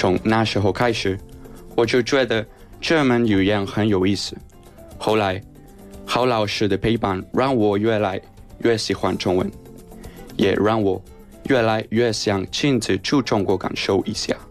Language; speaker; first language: Chinese; non-native, fluent; Spanish